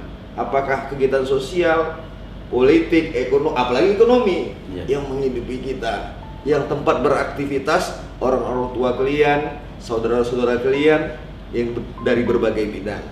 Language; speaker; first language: Indonesian; native; Indonesian